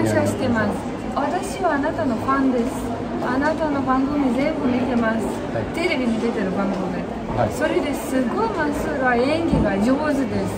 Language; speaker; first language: Japanese; non-native, fluent; Romanian